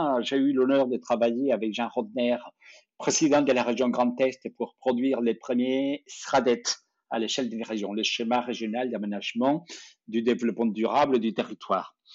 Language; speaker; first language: French; non-native, fluent; Spanish